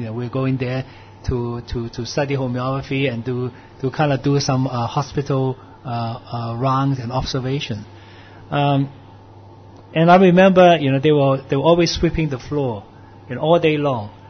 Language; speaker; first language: English; non-native, local second language; Cantonese